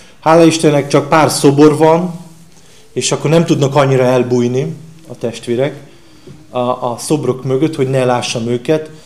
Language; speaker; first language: Hungarian; non-native, fluent; Slovenian